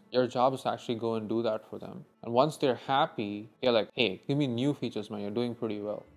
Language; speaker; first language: English; non-native, local second language; Tamil